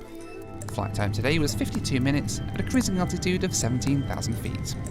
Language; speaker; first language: English; native; English